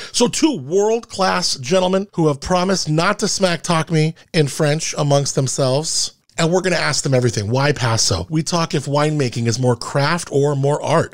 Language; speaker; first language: English; native; English